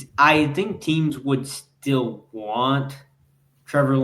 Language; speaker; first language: English; native; English